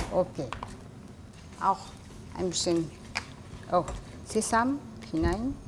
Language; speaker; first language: German; non-native, learner; Japanese